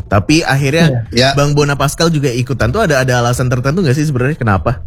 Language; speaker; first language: Indonesian; native; Indonesian